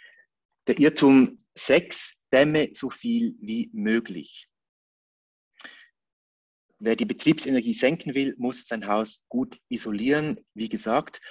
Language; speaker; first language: German; native; German